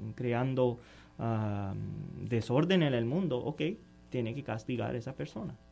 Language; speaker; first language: Spanish; non-native, learner; Urdu